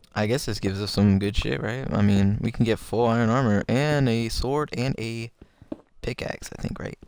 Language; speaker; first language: English; native; English